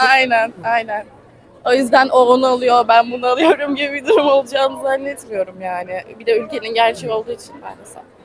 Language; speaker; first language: Turkish; non-native, fluent; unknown